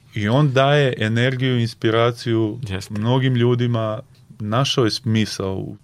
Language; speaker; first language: Serbian; native; Serbian